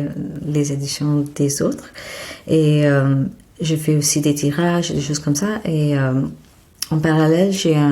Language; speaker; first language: French; non-native, fluent; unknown